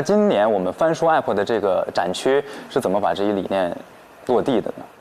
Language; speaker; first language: Chinese; native; Chinese